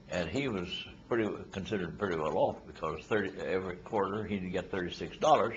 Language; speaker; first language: English; native; English